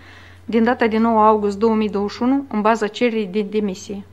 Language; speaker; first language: Romanian; native; Romanian